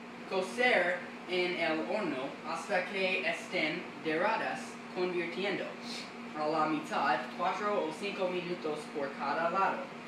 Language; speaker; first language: Spanish; non-native, learner; English